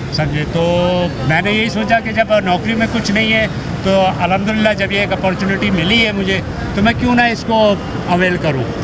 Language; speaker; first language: Urdu; native; Urdu